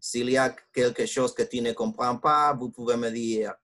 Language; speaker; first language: French; non-native, learner; Spanish